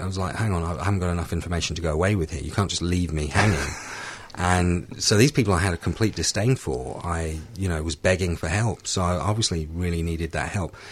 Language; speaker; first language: English; native; English